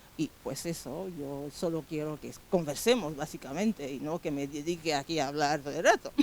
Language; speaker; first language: Spanish; non-native, fluent; Fang